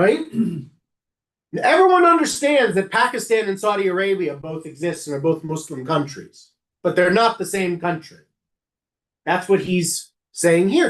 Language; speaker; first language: English; native; English